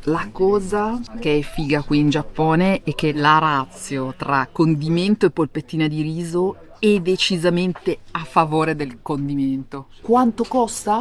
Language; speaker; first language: Italian; native; Italian